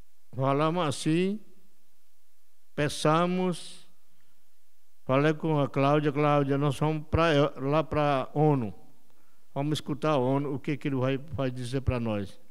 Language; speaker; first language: Portuguese; non-native, local second language; Yanomámi